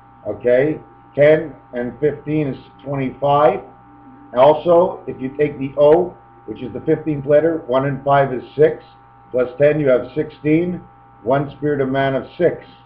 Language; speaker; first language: English; native; English